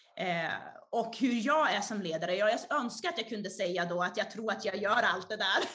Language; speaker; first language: Swedish; early bilingual, other home language; Portuguese